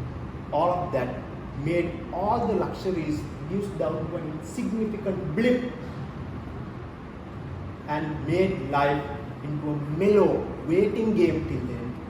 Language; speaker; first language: English; non-native, local second language; Sinhala